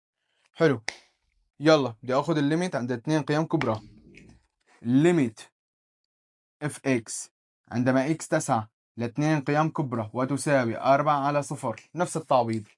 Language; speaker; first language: Arabic; native; Arabic